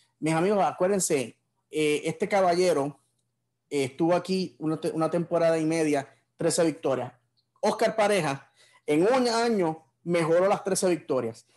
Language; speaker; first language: Spanish; native; Spanish